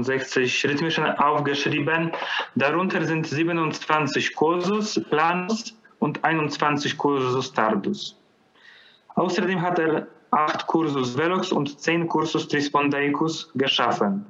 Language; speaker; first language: German; non-native, fluent; Polish